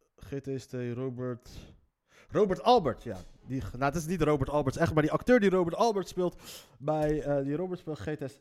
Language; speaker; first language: Dutch; native; Dutch